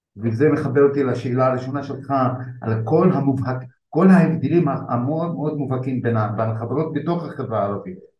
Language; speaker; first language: Hebrew; non-native, local second language; Arabic